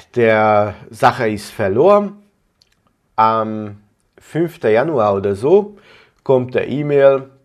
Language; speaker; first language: German; non-native, fluent; Hungarian